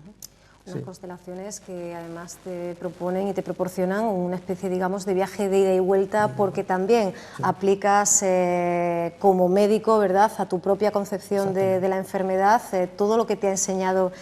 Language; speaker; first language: Spanish; native; Spanish